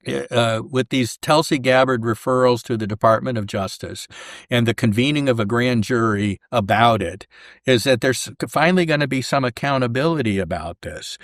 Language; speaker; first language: English; native; English